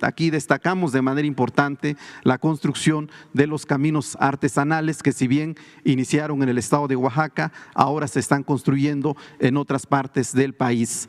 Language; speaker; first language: Spanish; non-native, local second language; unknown